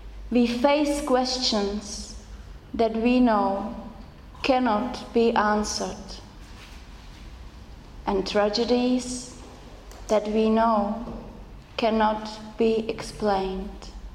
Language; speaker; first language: English; non-native, fluent; Czech